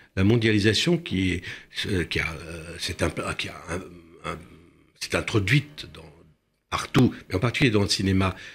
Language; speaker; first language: French; early bilingual, other home language; Romanian